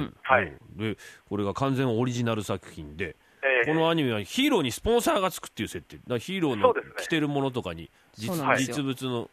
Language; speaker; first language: Japanese; native; Japanese